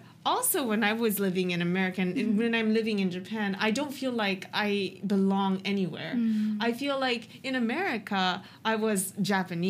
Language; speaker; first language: English; native; English